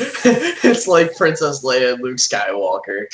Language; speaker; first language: English; native; English